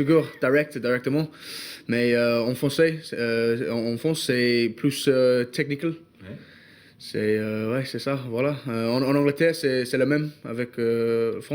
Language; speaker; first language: French; non-native, learner; English